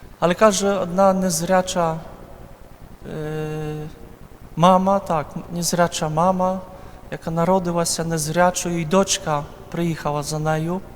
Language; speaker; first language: Ukrainian; non-native, fluent; Polish